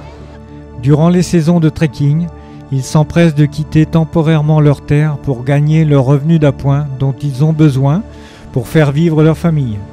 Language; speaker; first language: French; native; French